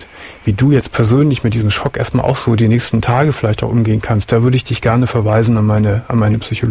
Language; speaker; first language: German; native; German